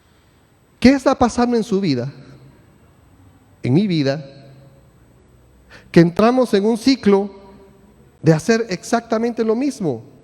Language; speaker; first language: Spanish; native; Spanish